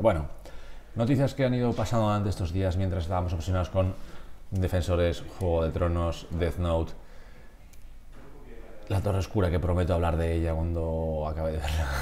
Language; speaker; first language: Spanish; native; Spanish